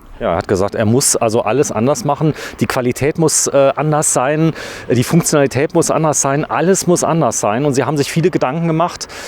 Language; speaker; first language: German; native; German